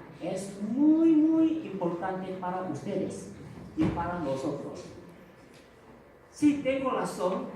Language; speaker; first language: Spanish; non-native, fluent; Korean